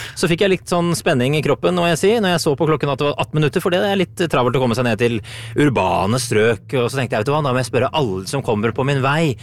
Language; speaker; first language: Norwegian; native; Norwegian